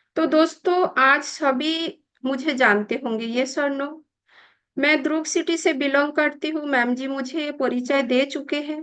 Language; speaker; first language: Hindi; non-native, local second language; Bangla